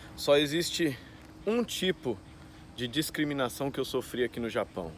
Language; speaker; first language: Portuguese; native; Portuguese